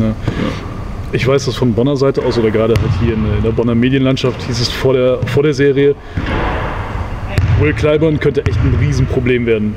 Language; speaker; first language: German; native; German